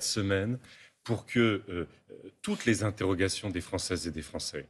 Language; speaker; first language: French; native; French